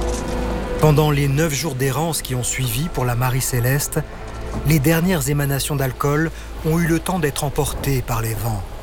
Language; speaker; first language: French; native; French